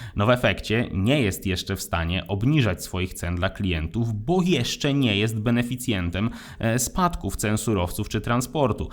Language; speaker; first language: Polish; native; Polish